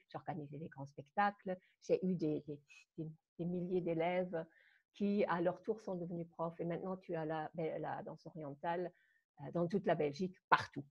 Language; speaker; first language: French; non-native, fluent; German